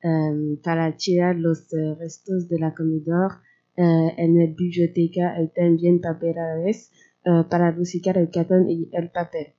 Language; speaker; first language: Spanish; non-native, learner; French